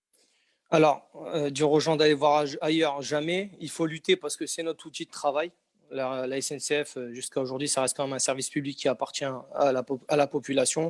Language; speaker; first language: French; native; French